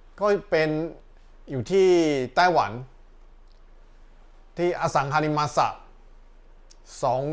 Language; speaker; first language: Thai; non-native, learner; Chinese